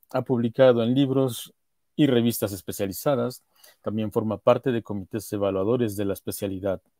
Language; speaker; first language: Spanish; native; Spanish